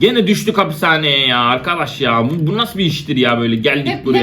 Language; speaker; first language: Turkish; native; Turkish